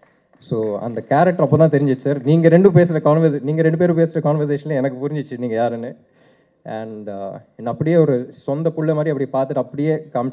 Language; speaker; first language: Tamil; non-native, local second language; Telugu